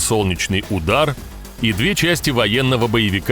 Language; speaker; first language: Russian; native; Russian